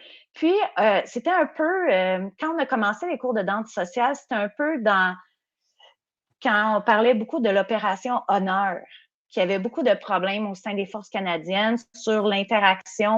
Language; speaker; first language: French; native; French